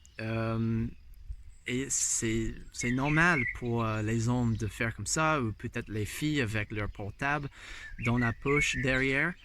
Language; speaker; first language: French; non-native, fluent; English